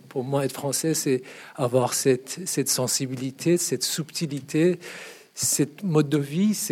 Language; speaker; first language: French; non-native, fluent; Persian